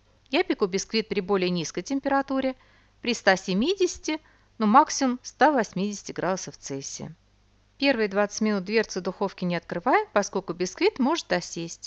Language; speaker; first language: Russian; native; Russian